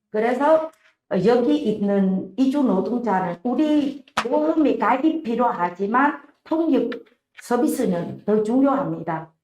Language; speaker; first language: Korean; non-native, learner; Vietnamese